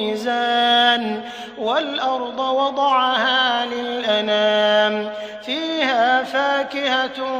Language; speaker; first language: Arabic; native; Arabic